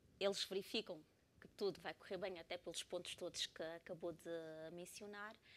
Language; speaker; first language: Portuguese; native; Portuguese